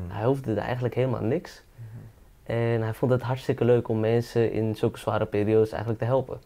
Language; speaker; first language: Dutch; early bilingual, other home language; Caribbean Hindustani